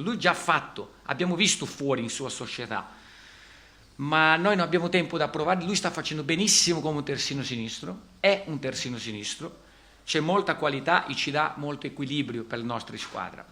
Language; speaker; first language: Italian; non-native, fluent; Portuguese